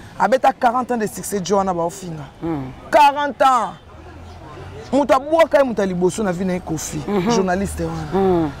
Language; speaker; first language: Lingala; native; Lingala